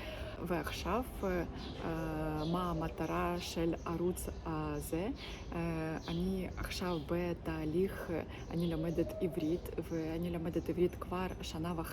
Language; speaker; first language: Hebrew; non-native, learner; Ukrainian